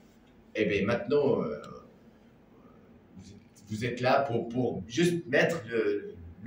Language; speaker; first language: French; non-native, learner; Arabic